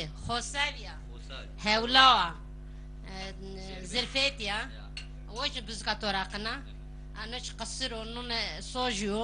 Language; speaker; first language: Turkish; non-native, local second language; Zaza